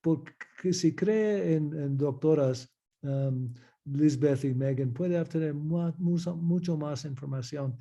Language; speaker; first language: Spanish; early bilingual, heritage; English